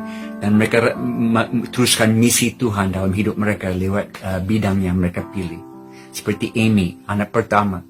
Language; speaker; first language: Indonesian; non-native, fluent; English